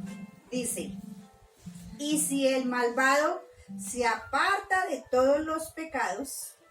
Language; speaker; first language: Spanish; native; Spanish